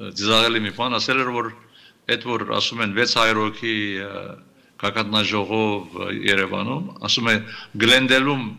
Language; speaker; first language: Armenian; early bilingual, heritage; Armenian